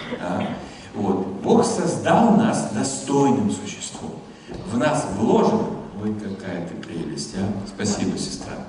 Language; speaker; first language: Russian; non-native, fluent; German